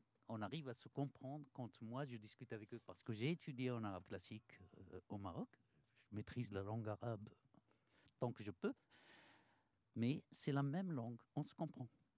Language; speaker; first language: French; non-native, local second language; Arabic